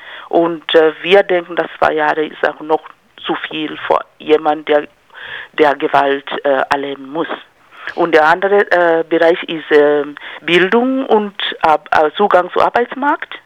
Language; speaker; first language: German; non-native, fluent; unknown